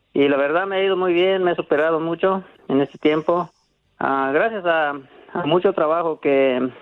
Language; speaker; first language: Spanish; native; Spanish